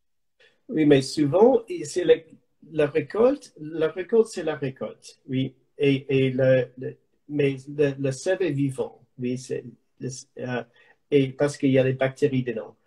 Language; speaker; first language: French; non-native, learner; English